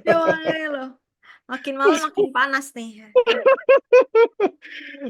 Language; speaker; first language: Indonesian; native; Indonesian